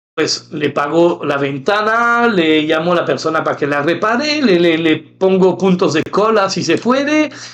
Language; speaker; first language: Spanish; non-native, fluent; French